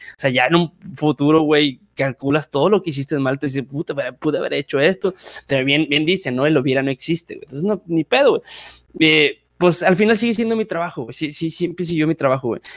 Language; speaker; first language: Spanish; native; Spanish